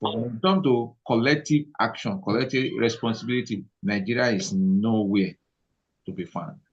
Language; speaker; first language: English; non-native, local second language; Yoruba